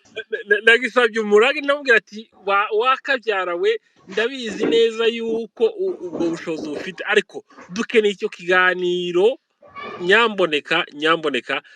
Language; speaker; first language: Kinyarwanda; native; Kinyarwanda